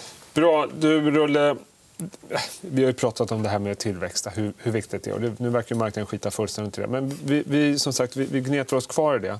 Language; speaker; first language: Swedish; native; Swedish